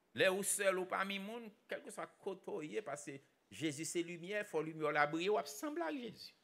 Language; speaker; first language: French; non-native, local second language; Haitian Creole